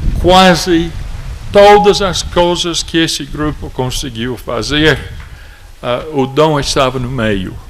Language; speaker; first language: Portuguese; non-native, fluent; English